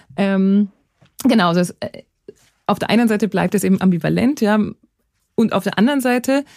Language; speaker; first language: German; native; German